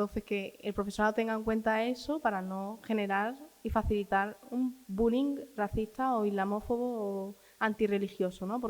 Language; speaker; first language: Spanish; early bilingual, other home language; Arabic